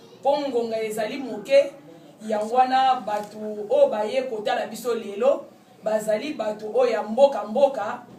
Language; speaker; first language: Lingala; non-native, local second language; Kongo